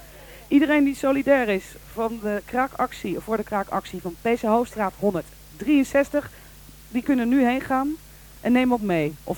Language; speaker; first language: Dutch; native; Dutch